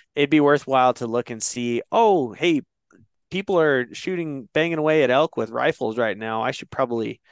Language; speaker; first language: English; native; English